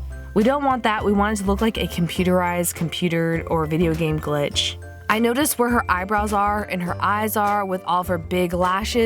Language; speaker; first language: English; native; English